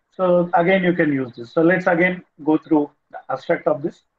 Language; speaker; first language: English; non-native, local second language; Telugu